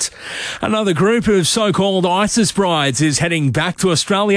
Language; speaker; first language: English; native; English